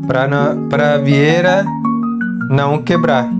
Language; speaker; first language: Portuguese; non-native, learner; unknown